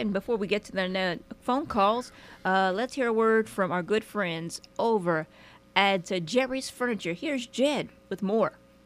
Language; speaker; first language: English; native; English